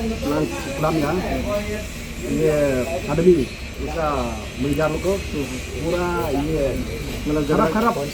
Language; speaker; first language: Hindi; non-native, local second language; Khasi